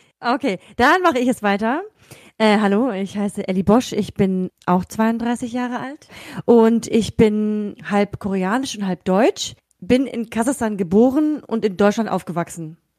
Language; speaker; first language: German; native; German